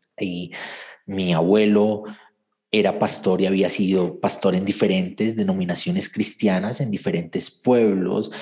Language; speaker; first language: Spanish; native; Spanish